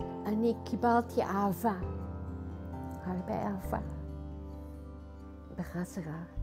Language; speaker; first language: Hebrew; non-native, learner; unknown